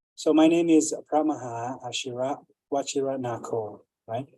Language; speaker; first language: English; non-native, fluent; Thai